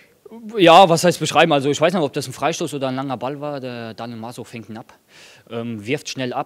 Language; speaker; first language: German; native; German